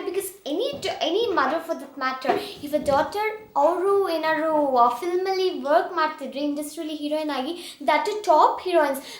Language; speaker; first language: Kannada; early bilingual, heritage; Kannada